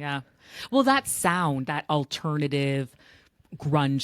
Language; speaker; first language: English; native; English